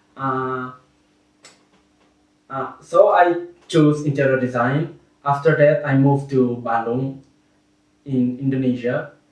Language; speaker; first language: English; non-native, learner; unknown